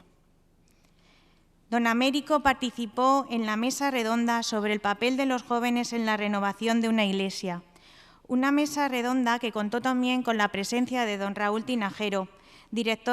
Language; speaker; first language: Spanish; native; Spanish